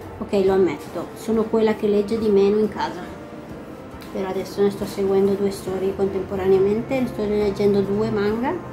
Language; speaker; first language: Italian; non-native, fluent; Spanish